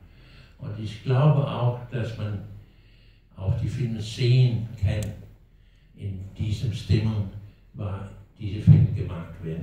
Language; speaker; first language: German; non-native, learner; Danish